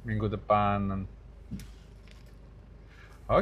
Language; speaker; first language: Indonesian; non-native, learner; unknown